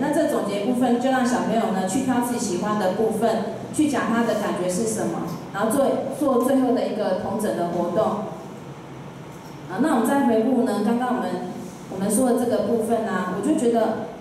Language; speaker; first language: Chinese; native; Chinese